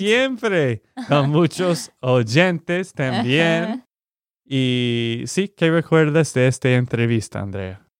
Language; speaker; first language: Spanish; non-native, fluent; English